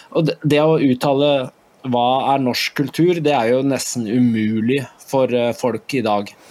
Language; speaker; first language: Norwegian; native; Norwegian